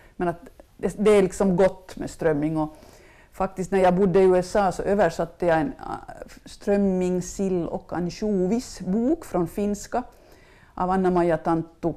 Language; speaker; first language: Swedish; native; Swedish